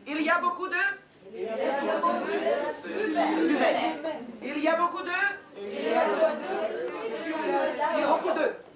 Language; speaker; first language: French; non-native, learner; Russian